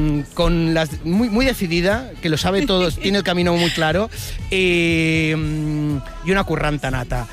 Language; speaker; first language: Spanish; native; Spanish